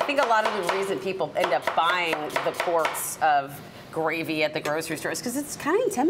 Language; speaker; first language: English; native; English